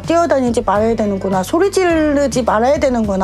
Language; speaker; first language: Korean; native; Korean